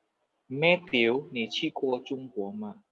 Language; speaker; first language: Chinese; non-native, fluent; Indonesian